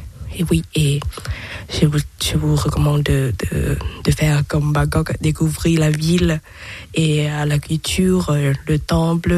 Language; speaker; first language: French; non-native, learner; Thai